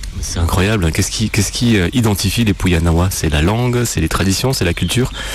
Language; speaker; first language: French; native; French